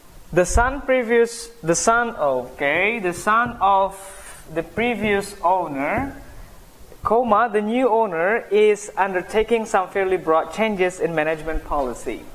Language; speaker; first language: English; non-native, fluent; Indonesian